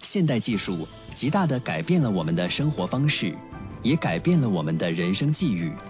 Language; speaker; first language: Chinese; native; Chinese